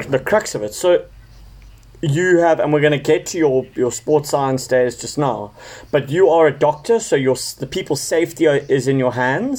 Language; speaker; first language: English; native; English